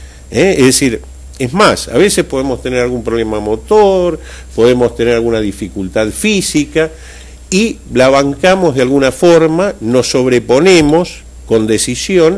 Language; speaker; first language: Spanish; native; Spanish